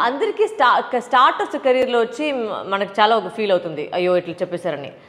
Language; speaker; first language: Telugu; non-native, local second language; Tamil